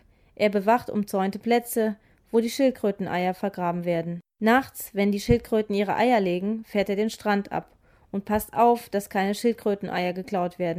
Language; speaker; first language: German; native; German